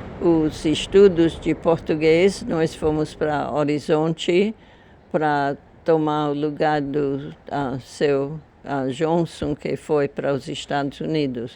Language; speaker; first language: Portuguese; non-native, fluent; English